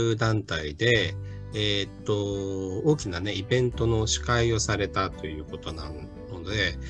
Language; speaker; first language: Japanese; native; Japanese